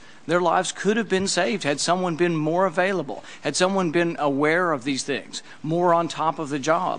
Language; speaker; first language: English; native; English